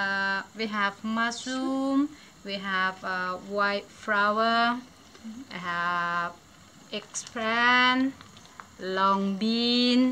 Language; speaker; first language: English; non-native, learner; Thai